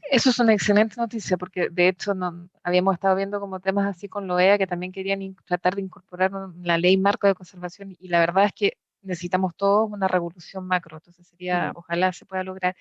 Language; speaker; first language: Spanish; native; Spanish